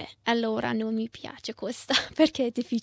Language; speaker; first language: Italian; non-native, learner; Persian